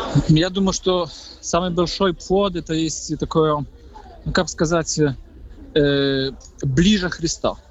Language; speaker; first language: Russian; non-native, fluent; Polish